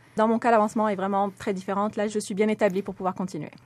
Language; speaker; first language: French; non-native, local second language; Arabic